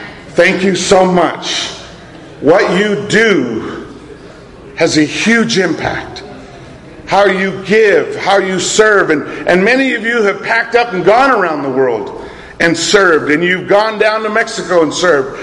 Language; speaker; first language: English; native; English